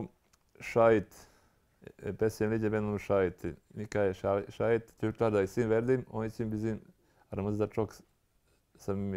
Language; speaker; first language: Turkish; non-native, learner; Serbian